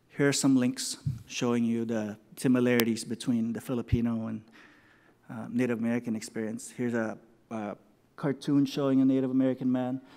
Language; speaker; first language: English; non-native, local second language; Filipino